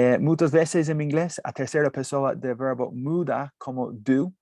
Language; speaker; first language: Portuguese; non-native, learner; English